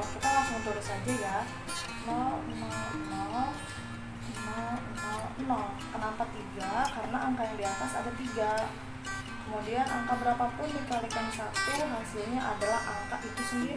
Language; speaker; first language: Indonesian; native; Indonesian